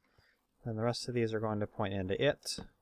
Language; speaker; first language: English; native; English